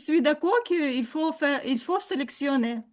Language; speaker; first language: French; non-native, learner; Ukrainian